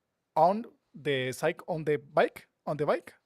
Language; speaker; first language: English; non-native, learner; Spanish